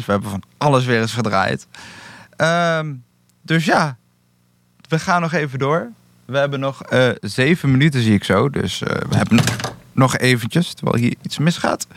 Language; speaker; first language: Dutch; native; Dutch